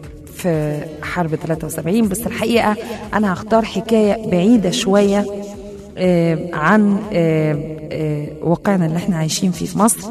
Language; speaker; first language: Arabic; native; Arabic